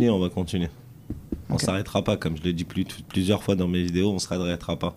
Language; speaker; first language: French; native; French